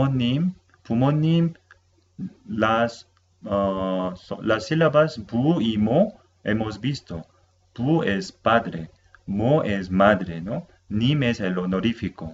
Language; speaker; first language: Spanish; non-native, fluent; Korean